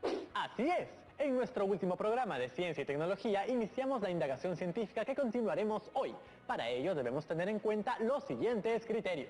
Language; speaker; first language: Spanish; native; Spanish